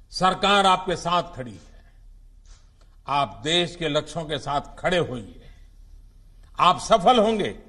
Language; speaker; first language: Hindi; non-native, local second language; Gujarati